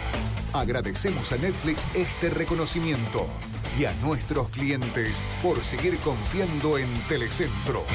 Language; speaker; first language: Spanish; native; Spanish